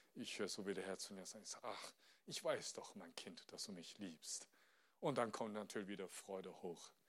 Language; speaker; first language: German; non-native, fluent; Chinese